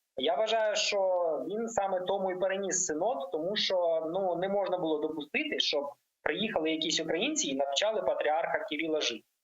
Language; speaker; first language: Ukrainian; native; Ukrainian